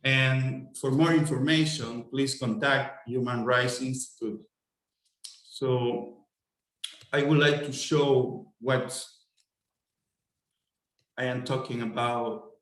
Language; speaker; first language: English; non-native, fluent; Spanish